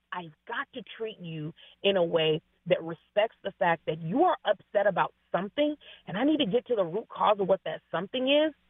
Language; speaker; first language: English; native; English